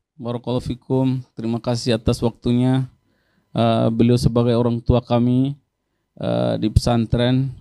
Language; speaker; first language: Indonesian; non-native, local second language; Tetum